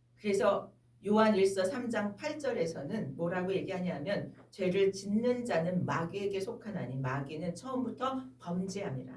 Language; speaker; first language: Korean; native; Korean